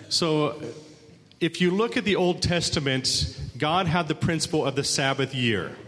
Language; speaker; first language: English; native; English